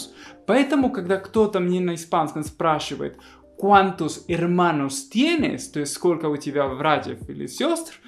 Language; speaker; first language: Russian; non-native, fluent; Spanish